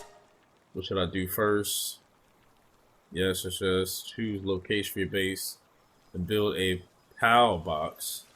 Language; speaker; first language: English; native; English